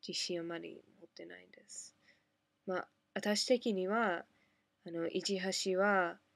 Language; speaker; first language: Japanese; non-native, fluent; English